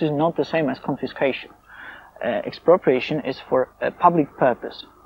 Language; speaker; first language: English; non-native, fluent; Polish